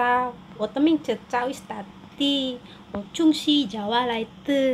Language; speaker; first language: Chinese; non-native, learner; Indonesian